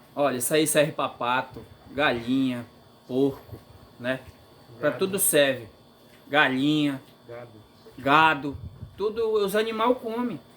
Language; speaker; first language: Portuguese; native; Portuguese